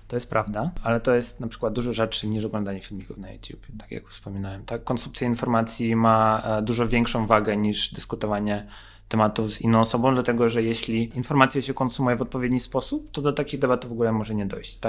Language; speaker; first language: Polish; non-native, fluent; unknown